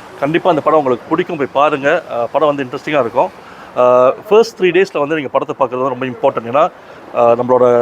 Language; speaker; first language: Tamil; native; Tamil